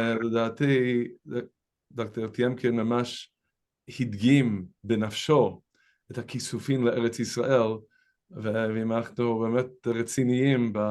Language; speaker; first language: Hebrew; non-native, fluent; English